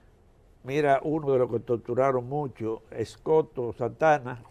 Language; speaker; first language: Spanish; native; Spanish